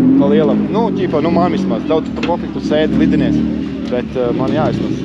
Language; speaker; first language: Latvian; native; Latvian